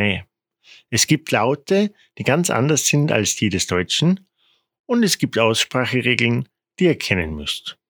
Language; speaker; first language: German; non-native, fluent; Korean